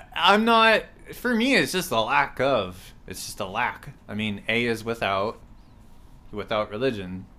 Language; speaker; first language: English; native; English